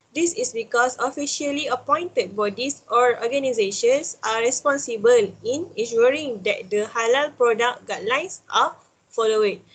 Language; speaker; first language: English; non-native, local second language; Malay